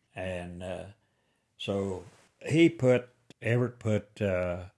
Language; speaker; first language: English; native; English